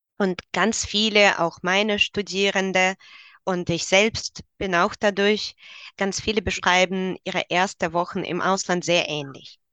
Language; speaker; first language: German; non-native, fluent; Russian